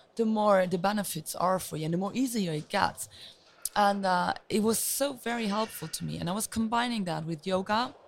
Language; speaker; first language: English; non-native, fluent; Luxembourgish